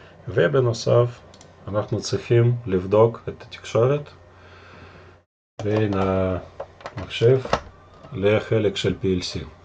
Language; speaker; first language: Hebrew; non-native, fluent; Russian